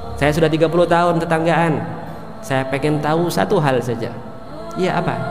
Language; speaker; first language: Indonesian; native; Indonesian